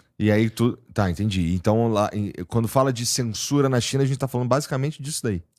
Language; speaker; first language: Portuguese; native; Portuguese